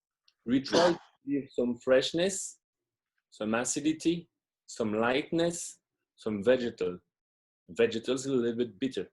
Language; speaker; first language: English; non-native, fluent; French